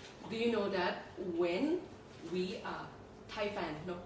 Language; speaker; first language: English; non-native, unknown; Thai